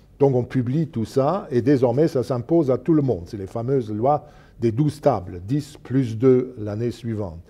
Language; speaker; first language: French; non-native, local second language; Luxembourgish